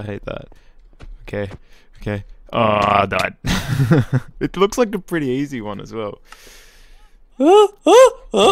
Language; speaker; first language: English; native; English